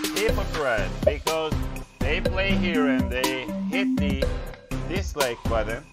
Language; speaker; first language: English; non-native, fluent; Turkish